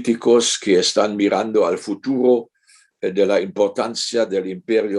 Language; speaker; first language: Spanish; non-native, fluent; German